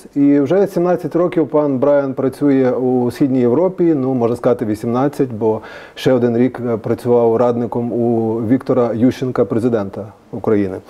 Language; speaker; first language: Ukrainian; native; Ukrainian